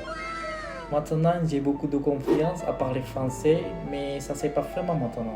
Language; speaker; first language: French; non-native, learner; Indonesian